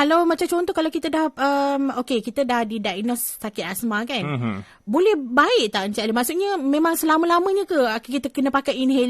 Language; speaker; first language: Malay; native; Malay